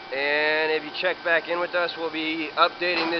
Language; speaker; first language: English; native; English